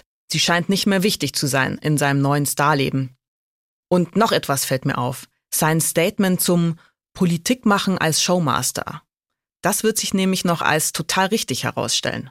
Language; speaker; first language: German; native; German